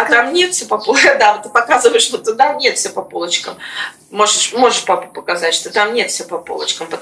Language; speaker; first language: Russian; native; Russian